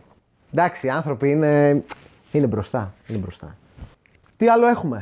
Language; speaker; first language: Greek; native; Greek